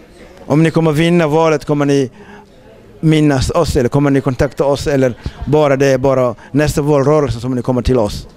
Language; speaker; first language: Swedish; non-native, fluent; Somali